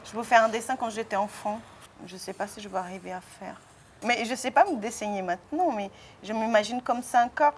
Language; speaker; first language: French; non-native, fluent; Portuguese